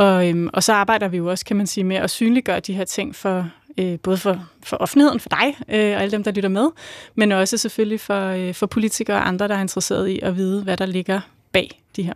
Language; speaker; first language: Danish; native; Danish